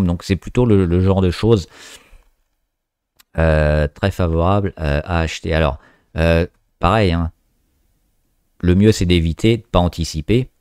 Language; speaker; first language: French; native; French